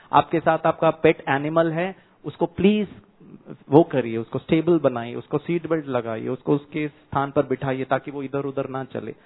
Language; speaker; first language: Hindi; non-native, local second language; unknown